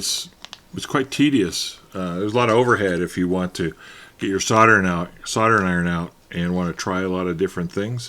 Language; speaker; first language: English; native; English